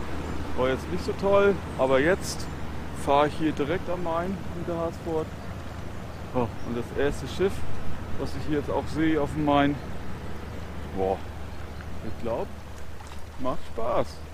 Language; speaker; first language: German; native; German